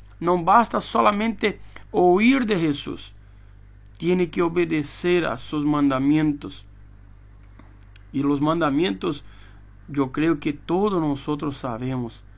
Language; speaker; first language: Spanish; non-native, fluent; Portuguese